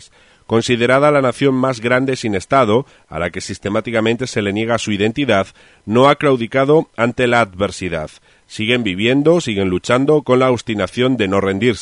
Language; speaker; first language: Spanish; native; Spanish